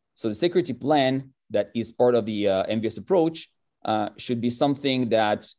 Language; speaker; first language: English; non-native, fluent; French